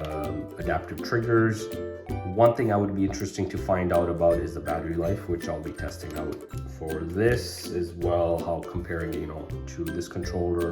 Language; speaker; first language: English; native; English